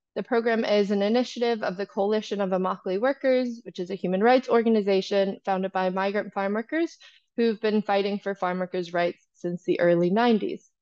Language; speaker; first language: English; native; English